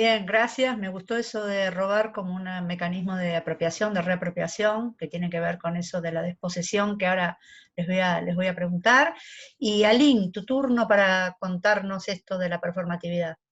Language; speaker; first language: Spanish; native; Spanish